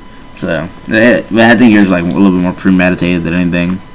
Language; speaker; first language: English; native; English